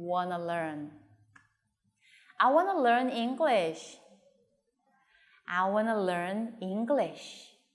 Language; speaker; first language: English; non-native, learner; Korean